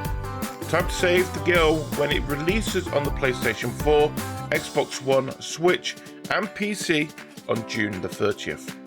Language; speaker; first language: English; native; English